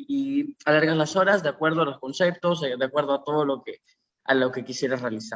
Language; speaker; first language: Spanish; native; Spanish